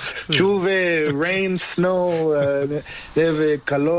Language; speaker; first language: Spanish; non-native, learner; Portuguese